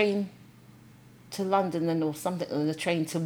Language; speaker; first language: English; native; English